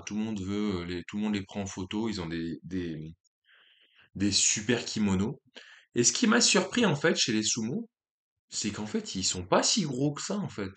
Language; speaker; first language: French; native; French